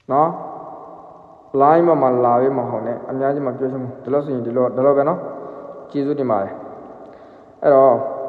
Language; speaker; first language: Burmese; non-native, local second language; Rohingya